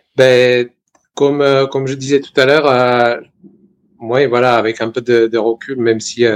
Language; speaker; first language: French; non-native, fluent; Serbian